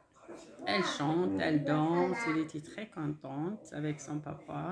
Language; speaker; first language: French; non-native, local second language; Arabic